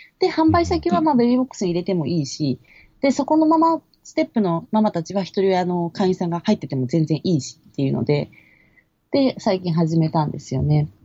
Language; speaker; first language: Japanese; native; Japanese